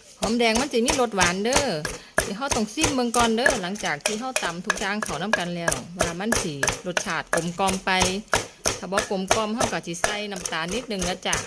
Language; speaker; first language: Thai; non-native, local second language; Northeastern Thai